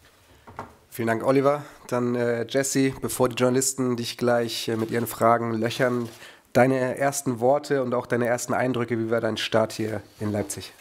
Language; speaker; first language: German; native; German